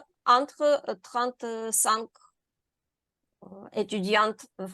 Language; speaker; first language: French; non-native, learner; Ukrainian